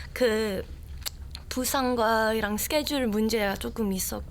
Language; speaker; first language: Korean; early bilingual, heritage; Korean